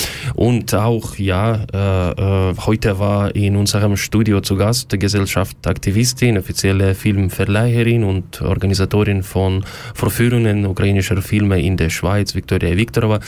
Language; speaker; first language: German; non-native, learner; Ukrainian